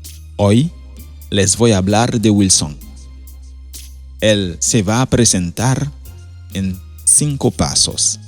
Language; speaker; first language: Spanish; non-native, fluent; Haitian Creole